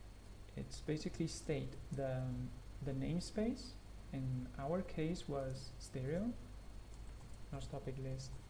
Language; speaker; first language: English; non-native, fluent; Spanish